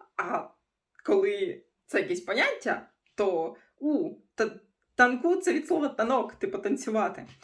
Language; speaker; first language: Ukrainian; non-native, local second language; Russian